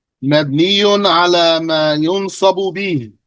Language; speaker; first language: Arabic; non-native, fluent; English